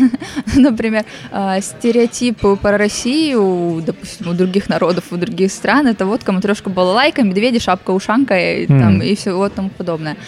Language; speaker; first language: Russian; native; Russian